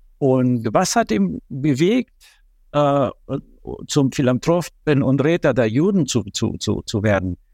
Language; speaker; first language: German; non-native, fluent; Spanish